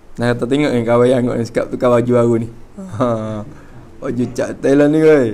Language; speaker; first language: Malay; native; Malay